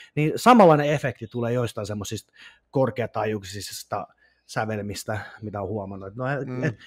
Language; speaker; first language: Finnish; native; Finnish